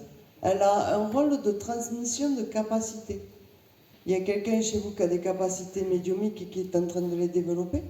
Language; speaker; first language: French; native; French